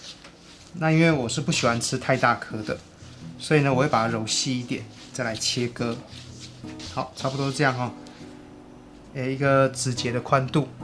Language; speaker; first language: Chinese; native; Chinese